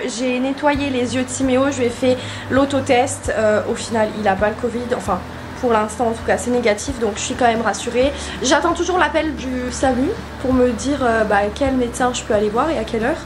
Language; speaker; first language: French; native; French